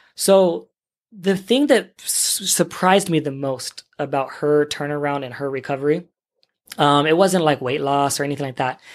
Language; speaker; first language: English; native; English